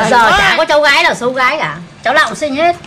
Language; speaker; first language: Vietnamese; native; Vietnamese